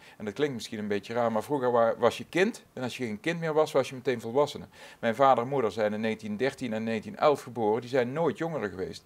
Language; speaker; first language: Dutch; native; Dutch